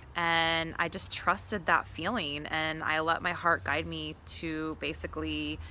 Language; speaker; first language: English; native; English